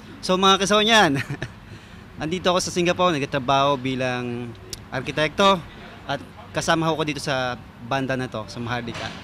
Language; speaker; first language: Filipino; native; Filipino